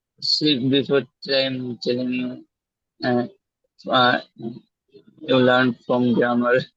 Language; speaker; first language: English; non-native, learner; Bangla